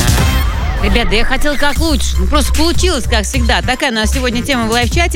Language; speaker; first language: Russian; native; Russian